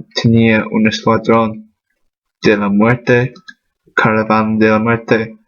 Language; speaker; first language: Spanish; non-native, learner; English